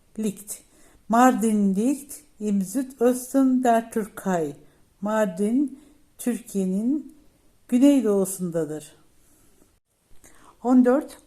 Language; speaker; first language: Turkish; native; Turkish